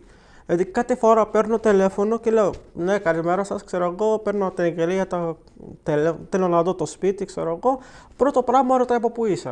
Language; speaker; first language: Greek; non-native, fluent; Arabic